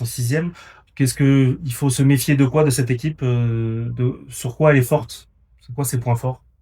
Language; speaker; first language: French; native; French